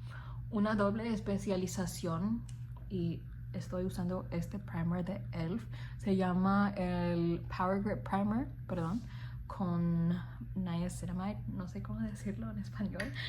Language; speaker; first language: Spanish; non-native, fluent; English